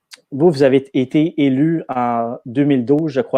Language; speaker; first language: French; native; French